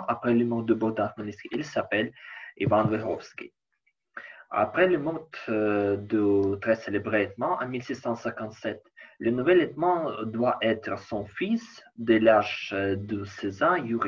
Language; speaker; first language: French; non-native, learner; Ukrainian